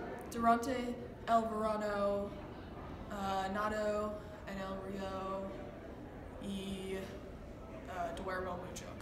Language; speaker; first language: Spanish; non-native, learner; English